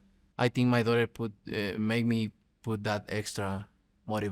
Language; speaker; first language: English; non-native, fluent; Spanish